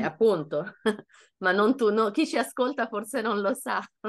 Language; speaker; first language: Italian; native; Italian